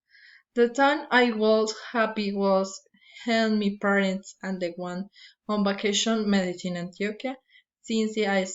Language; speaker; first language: English; non-native, learner; Spanish